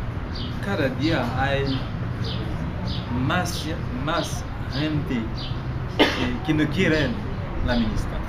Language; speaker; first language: Spanish; non-native, learner; Haitian Creole